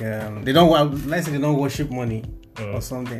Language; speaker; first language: English; non-native, local second language; Igbo